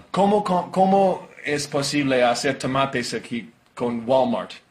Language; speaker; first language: Spanish; non-native, learner; English